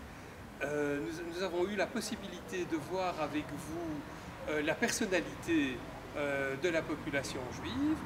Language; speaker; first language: French; native; French